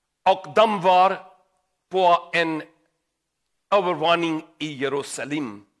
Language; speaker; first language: Swedish; non-native, learner; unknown